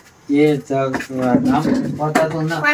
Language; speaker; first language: Hindi; non-native, local second language; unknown